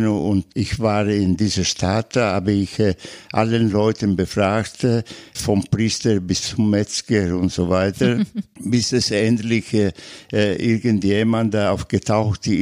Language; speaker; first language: German; non-native, fluent; Italian